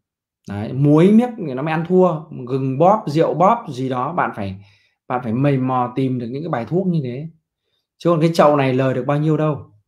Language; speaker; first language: Vietnamese; native; Vietnamese